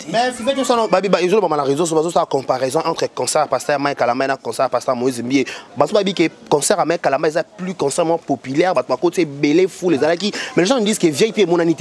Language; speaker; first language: French; non-native, local second language; Lingala